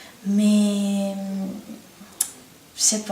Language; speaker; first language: French; non-native, learner; Bulgarian